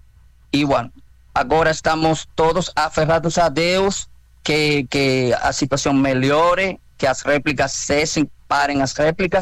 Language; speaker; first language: Portuguese; non-native, fluent; Spanish